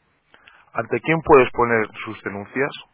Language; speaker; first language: Spanish; native; Spanish